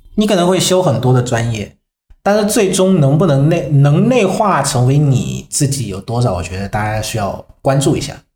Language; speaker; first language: Chinese; non-native, fluent; Vietnamese